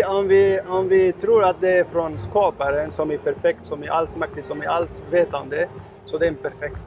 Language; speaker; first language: Swedish; non-native, learner; Arabic